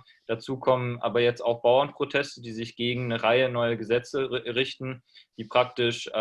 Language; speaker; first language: German; native; German